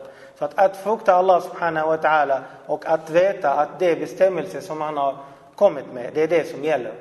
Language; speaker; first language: Swedish; non-native, fluent; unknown